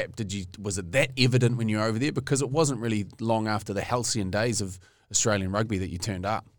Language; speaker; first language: English; native; English